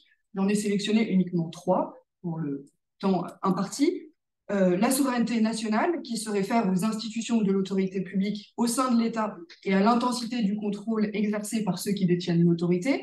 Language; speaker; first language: French; native; French